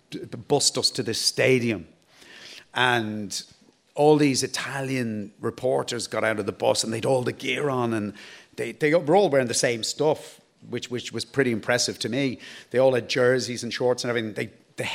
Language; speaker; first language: English; native; English